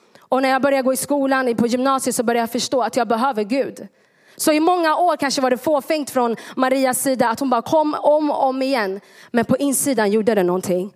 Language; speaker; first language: Swedish; early bilingual, other home language; Tigrinya